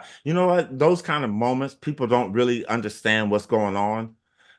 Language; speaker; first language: English; native; English